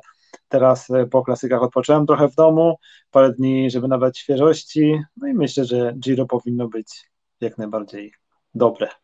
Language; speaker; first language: Polish; native; Polish